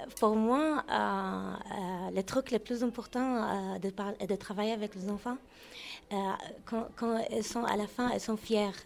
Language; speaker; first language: French; non-native, learner; Arabic